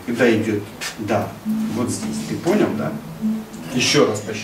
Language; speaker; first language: Russian; native; Russian